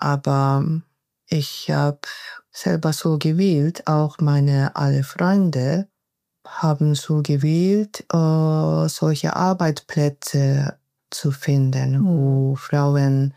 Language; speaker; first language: German; non-native, learner; Japanese